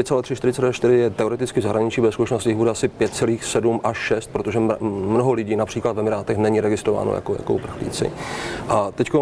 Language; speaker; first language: Czech; native; Czech